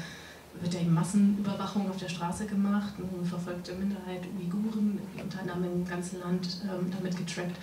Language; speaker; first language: German; native; German